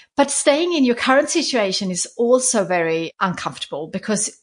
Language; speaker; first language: English; non-native, fluent; Swedish